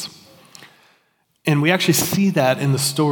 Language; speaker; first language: English; native; English